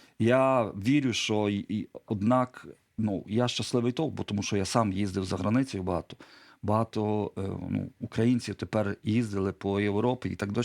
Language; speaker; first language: Ukrainian; non-native, local second language; Polish